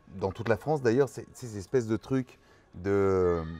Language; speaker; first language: French; native; French